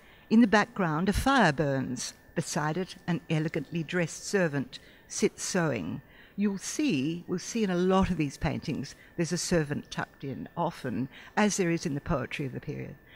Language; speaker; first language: English; native; English